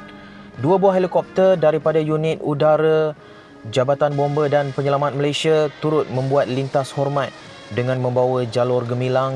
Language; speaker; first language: Malay; native; Malay